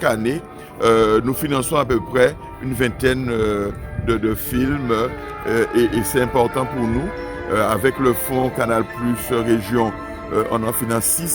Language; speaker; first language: French; native; French